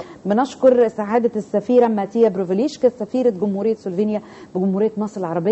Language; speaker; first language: Arabic; native; Arabic